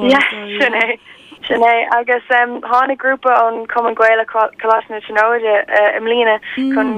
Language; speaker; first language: Irish; non-native, learner; German